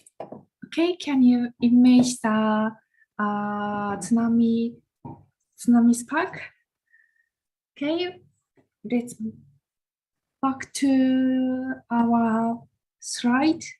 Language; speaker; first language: English; non-native, learner; Japanese